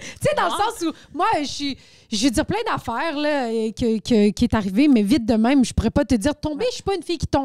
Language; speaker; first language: French; native; French